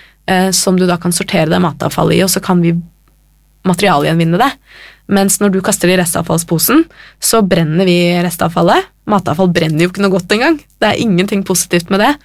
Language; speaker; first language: Norwegian; native; Norwegian